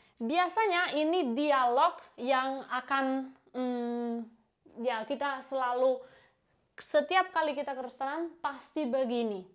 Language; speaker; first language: Indonesian; non-native, fluent; Spanish